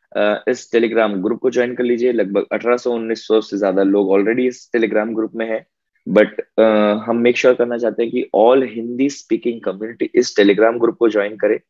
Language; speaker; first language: Hindi; native; Hindi